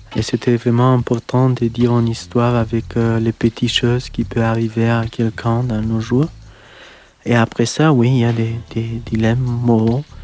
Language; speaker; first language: French; non-native, fluent; Romanian